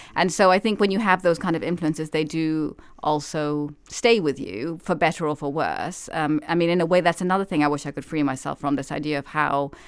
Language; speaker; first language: English; native; English